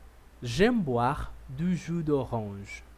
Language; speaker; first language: French; non-native, learner; Portuguese